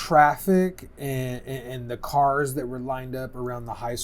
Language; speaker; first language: English; native; English